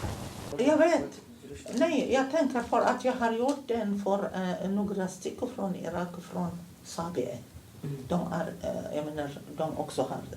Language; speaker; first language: Swedish; non-native, learner; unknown